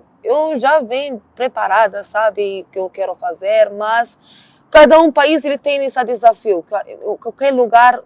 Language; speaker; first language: Portuguese; non-native, learner; Arabic